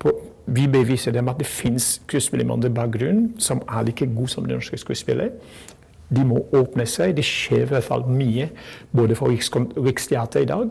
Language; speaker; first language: Norwegian; non-native, fluent; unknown